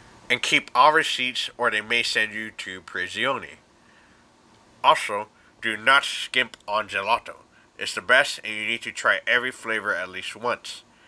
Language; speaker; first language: English; native; English